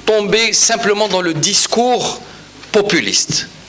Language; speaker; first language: French; non-native, local second language; Arabic